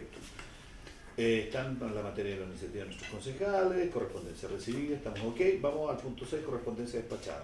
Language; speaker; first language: Spanish; native; Spanish